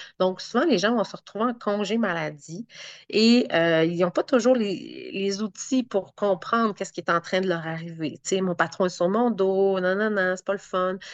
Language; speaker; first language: French; native; French